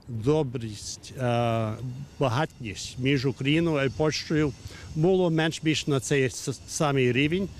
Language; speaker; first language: Ukrainian; non-native, fluent; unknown